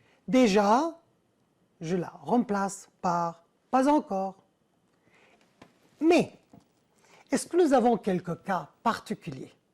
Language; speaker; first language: French; non-native, fluent; Arabic